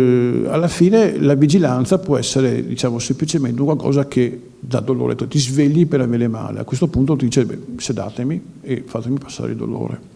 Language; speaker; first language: Italian; native; Italian